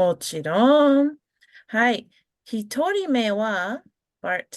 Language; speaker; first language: Japanese; non-native, fluent; English